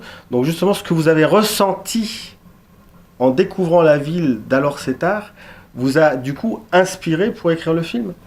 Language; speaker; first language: French; native; French